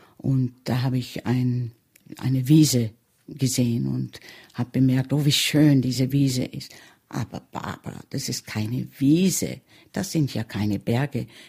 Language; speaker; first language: German; early bilingual, heritage; German